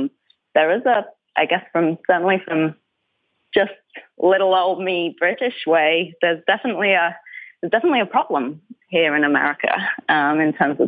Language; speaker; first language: English; native; English